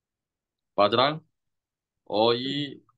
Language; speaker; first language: Korean; non-native, learner; Kyrgyz